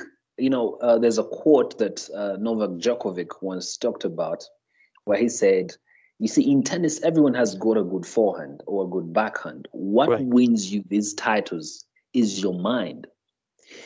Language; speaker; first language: English; non-native, local second language; Ganda